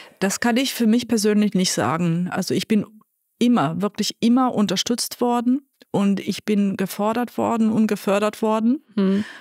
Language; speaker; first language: German; non-native, fluent; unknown